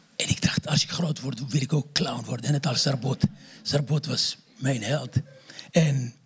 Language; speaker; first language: Dutch; non-native, fluent; Arabic